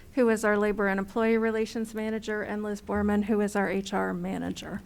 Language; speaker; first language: English; native; English